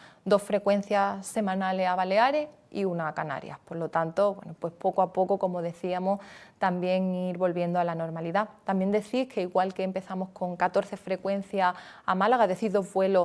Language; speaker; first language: Spanish; native; Spanish